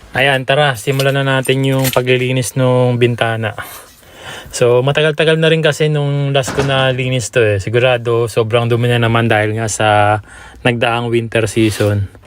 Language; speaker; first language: Filipino; native; Filipino